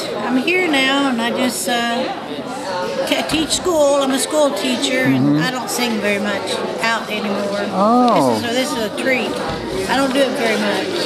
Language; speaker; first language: English; native; English